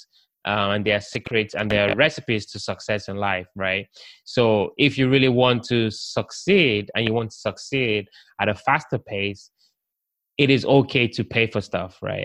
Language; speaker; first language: English; native; English